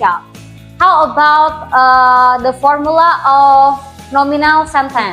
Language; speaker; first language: English; non-native, learner; Indonesian